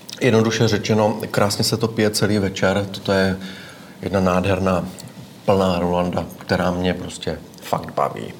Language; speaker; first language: Czech; native; Czech